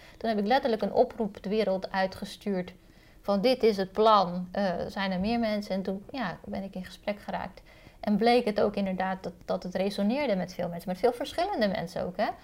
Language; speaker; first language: Dutch; early bilingual, other home language; Romanian